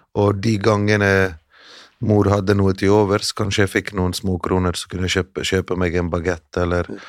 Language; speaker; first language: Norwegian; early bilingual, other home language; Bosnian